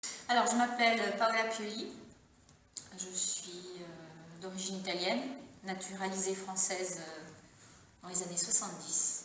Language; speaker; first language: French; early bilingual, other home language; Italian